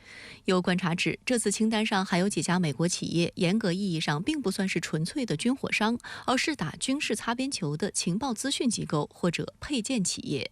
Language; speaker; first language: Chinese; native; Chinese